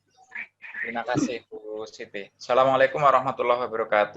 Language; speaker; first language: Indonesian; non-native, local second language; Javanese